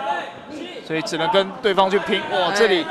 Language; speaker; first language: Chinese; native; Chinese